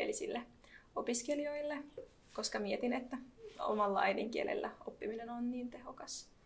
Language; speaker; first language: Finnish; non-native, fluent; Arabic